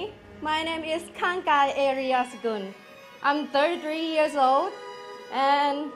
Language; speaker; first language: English; non-native, learner; Thai